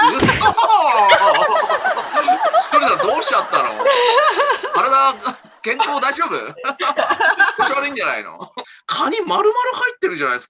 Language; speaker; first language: Japanese; native; Japanese